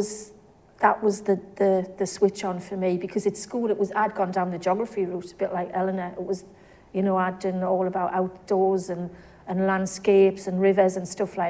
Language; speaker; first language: English; native; English